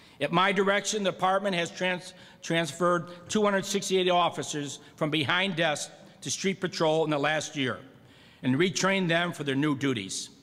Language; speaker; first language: English; native; English